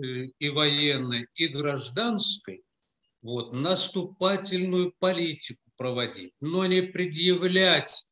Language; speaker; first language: Russian; native; Russian